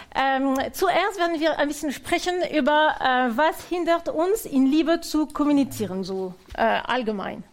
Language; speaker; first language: German; non-native, fluent; French